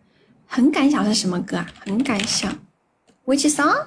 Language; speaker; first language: Chinese; non-native, learner; Thai